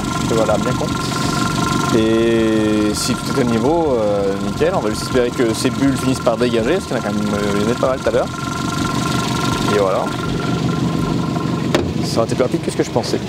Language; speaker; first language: French; native; French